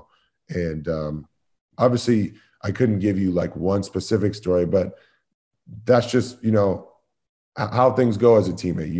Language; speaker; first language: English; native; English